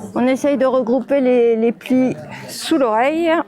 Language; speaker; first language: French; native; French